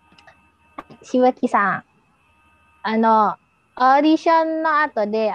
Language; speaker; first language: Japanese; non-native, learner; Indonesian